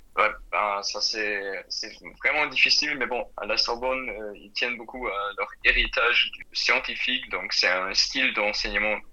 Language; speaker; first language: French; non-native, fluent; German